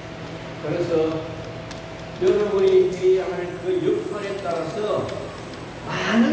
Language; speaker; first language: Spanish; non-native, learner; Korean